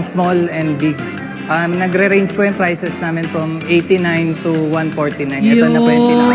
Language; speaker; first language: Filipino; native; Filipino